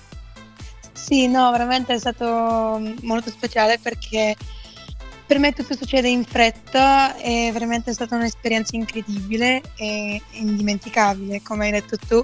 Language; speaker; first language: Italian; non-native, fluent; Bulgarian